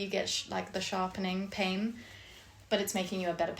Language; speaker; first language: English; native; English